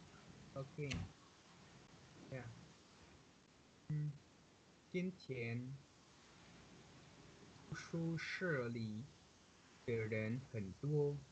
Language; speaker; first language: Chinese; non-native, learner; Indonesian